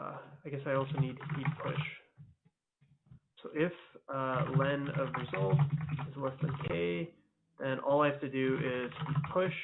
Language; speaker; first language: English; native; English